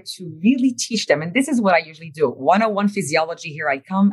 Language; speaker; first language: English; non-native, fluent; Arabic